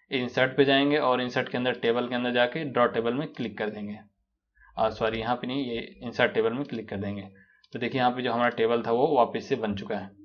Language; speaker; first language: Hindi; native; Hindi